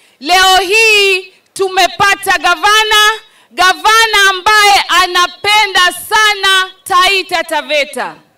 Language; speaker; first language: Swahili; non-native, local second language; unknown